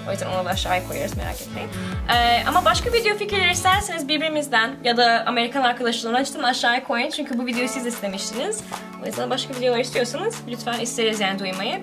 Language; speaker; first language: Turkish; early bilingual, heritage; Turkish